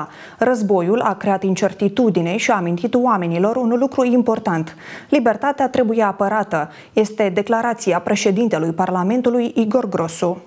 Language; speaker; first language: Romanian; native; Romanian